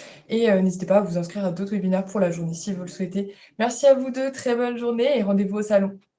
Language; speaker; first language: French; native; French